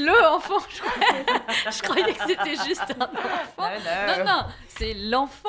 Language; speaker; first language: French; native; French